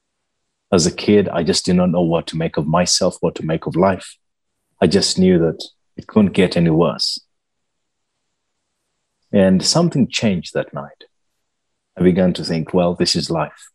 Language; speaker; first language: English; non-native, local second language; Ganda